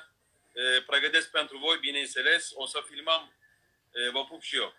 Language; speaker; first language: Romanian; non-native, fluent; Turkish